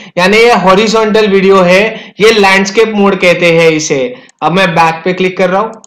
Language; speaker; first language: Hindi; native; Hindi